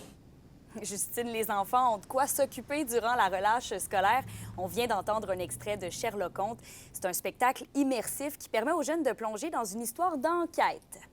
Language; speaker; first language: French; native; French